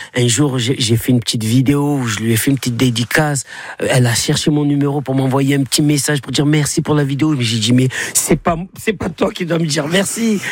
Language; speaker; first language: French; native; French